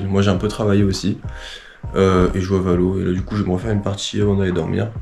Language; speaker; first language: French; native; French